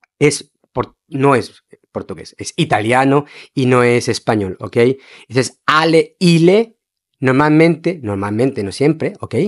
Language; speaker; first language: Spanish; non-native, fluent; Portuguese